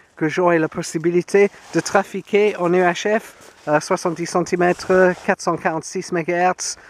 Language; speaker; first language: French; non-native, fluent; English